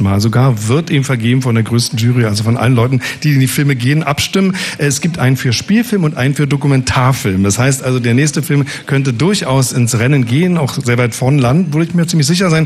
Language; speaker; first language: German; native; German